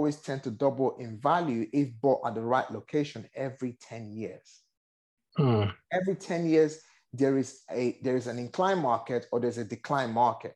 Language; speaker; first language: English; non-native, local second language; Yoruba